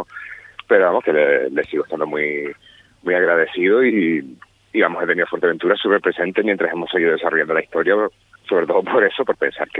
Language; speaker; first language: Spanish; native; Spanish